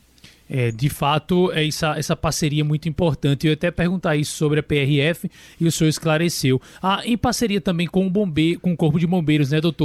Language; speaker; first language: Portuguese; native; Portuguese